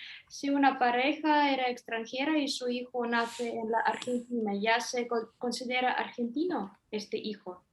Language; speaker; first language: Spanish; non-native, fluent; Russian